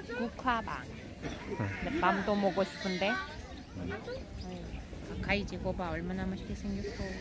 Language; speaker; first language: Korean; non-native, learner; Russian